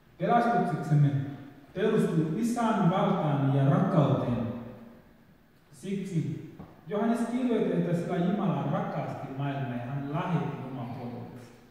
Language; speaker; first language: Finnish; non-native, fluent; Swahili